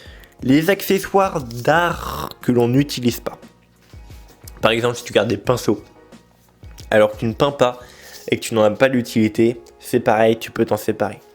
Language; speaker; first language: French; native; French